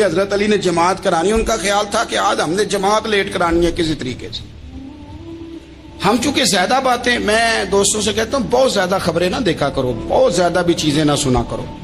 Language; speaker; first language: Urdu; native; Urdu